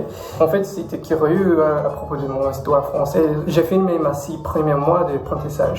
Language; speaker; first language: French; non-native, fluent; English